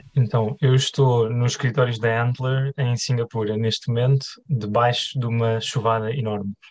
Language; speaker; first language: Portuguese; native; Portuguese